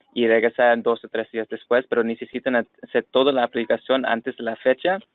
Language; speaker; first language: Spanish; non-native, fluent; English